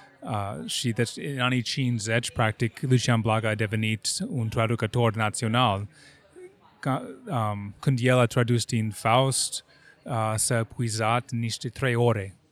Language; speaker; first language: Romanian; non-native, fluent; English